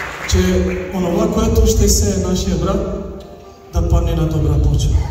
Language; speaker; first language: Bulgarian; non-native, local second language; Turkish